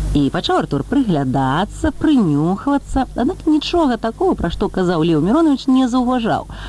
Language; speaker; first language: Belarusian; native; Belarusian